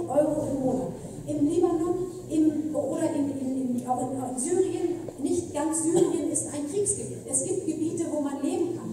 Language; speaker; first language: German; native; German